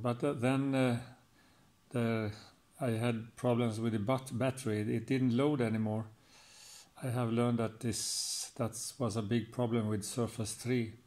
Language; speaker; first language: English; non-native, fluent; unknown